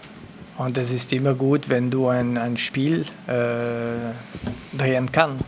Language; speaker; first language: German; non-native, local second language; French